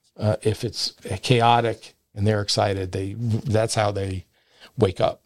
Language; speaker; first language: English; native; English